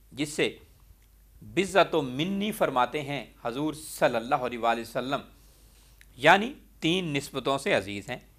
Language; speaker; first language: Urdu; non-native, local second language; Punjabi